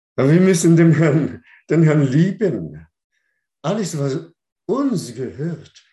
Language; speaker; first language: German; non-native, fluent; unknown